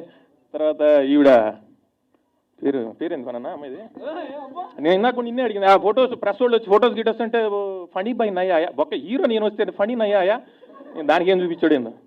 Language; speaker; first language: Telugu; native; Telugu